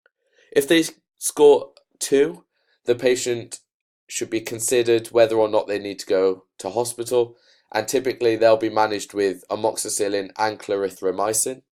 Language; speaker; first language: English; native; English